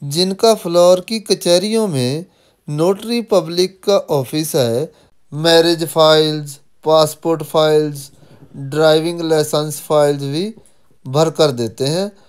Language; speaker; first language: Hindi; non-native, local second language; Punjabi